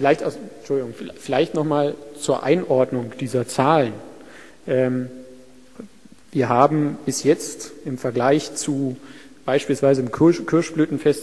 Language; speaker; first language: German; native; German